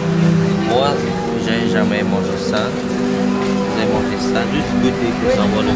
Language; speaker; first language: French; non-native, learner; Khmer